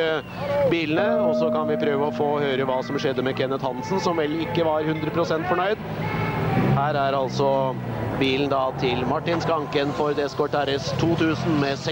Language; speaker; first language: Norwegian; native; Norwegian